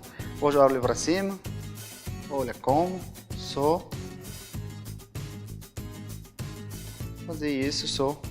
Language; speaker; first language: Portuguese; non-native, learner; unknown